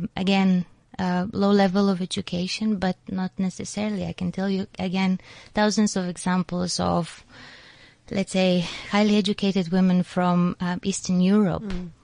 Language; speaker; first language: English; non-native, fluent; Macedonian